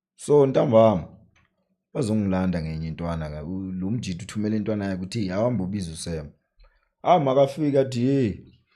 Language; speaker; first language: Zulu; native; Zulu